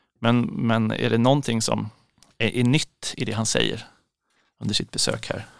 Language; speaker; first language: Swedish; native; Swedish